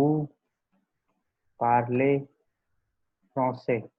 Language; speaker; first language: French; non-native, learner; Hindi